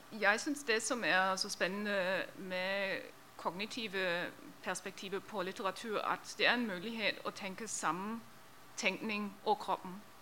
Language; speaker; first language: Norwegian; non-native, fluent; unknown